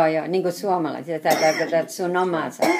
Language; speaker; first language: Finnish; early bilingual, heritage; Finnish